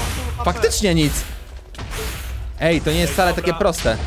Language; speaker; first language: Polish; native; Polish